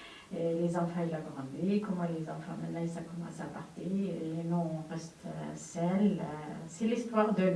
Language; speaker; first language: French; non-native, learner; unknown